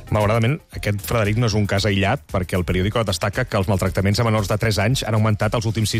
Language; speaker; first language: Catalan; native; Catalan